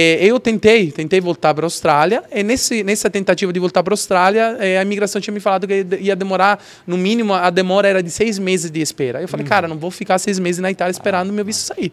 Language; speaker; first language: Portuguese; non-native, fluent; Italian